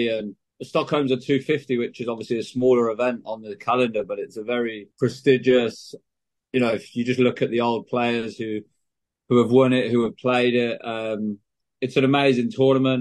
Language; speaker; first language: English; native; English